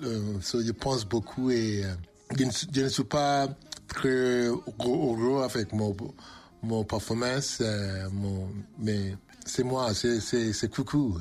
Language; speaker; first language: French; non-native, learner; English